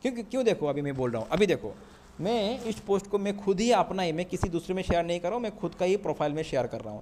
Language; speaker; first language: Hindi; non-native, local second language; Assamese